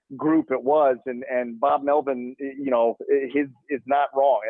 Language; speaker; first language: English; native; English